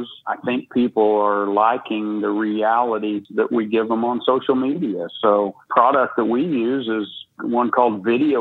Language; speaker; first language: English; native; English